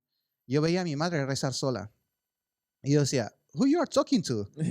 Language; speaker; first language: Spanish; early bilingual, other home language; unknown